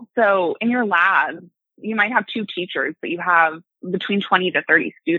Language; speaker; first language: English; native; English